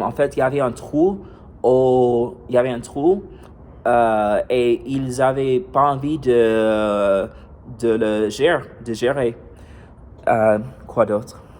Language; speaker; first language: French; non-native, fluent; English